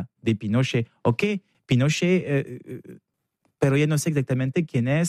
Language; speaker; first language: Spanish; non-native, learner; French